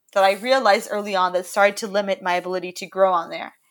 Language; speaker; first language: English; native; English